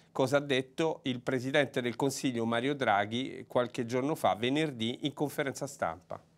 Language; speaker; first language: Italian; native; Italian